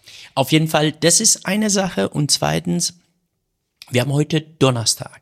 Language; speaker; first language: German; non-native, fluent; Persian